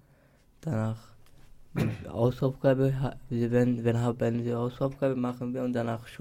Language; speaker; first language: German; non-native, learner; Turkish